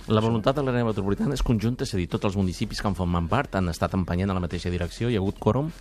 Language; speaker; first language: Catalan; native; Catalan